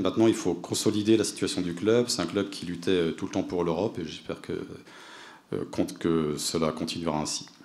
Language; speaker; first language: French; native; French